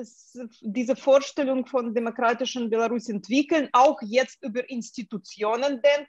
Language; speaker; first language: German; non-native, fluent; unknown